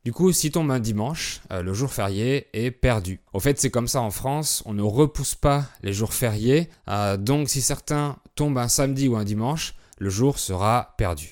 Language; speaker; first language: French; native; French